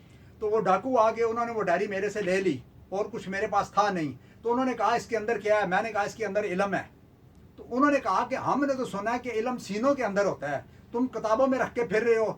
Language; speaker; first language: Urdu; non-native, local second language; Punjabi